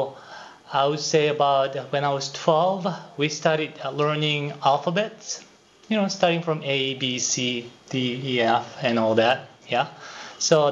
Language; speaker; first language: English; non-native, fluent; Korean